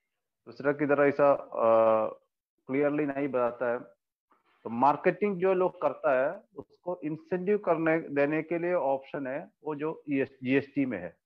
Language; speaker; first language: Hindi; non-native, local second language; Malayalam